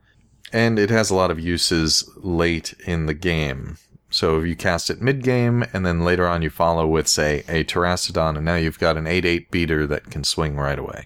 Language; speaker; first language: English; native; English